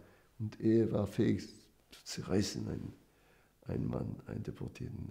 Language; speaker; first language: German; non-native, fluent; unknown